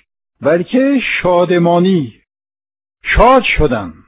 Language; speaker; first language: Persian; non-native, fluent; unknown